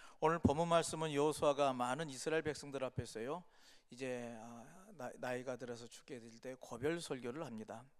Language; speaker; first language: Korean; native; Korean